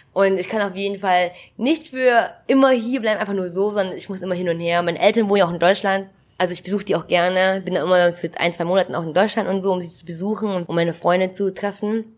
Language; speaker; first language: German; early bilingual, other home language; Vietnamese